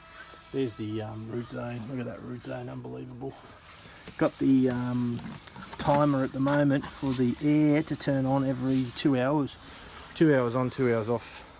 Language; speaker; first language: English; native; English